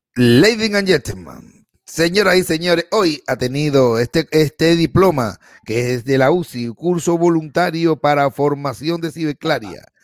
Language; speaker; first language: Spanish; native; Spanish